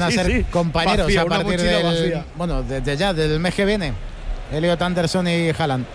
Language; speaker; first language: Spanish; native; Spanish